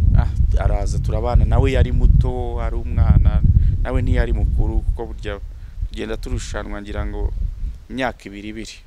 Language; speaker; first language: Kinyarwanda; early bilingual, heritage; Kinyarwanda